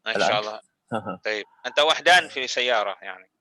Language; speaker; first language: Arabic; non-native, fluent; Malay